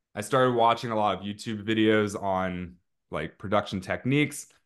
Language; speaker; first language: English; native; English